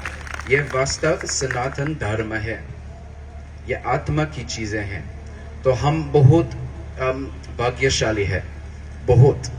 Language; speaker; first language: Hindi; non-native, learner; English